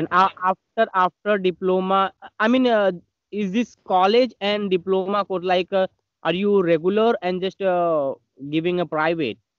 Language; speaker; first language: English; non-native, learner; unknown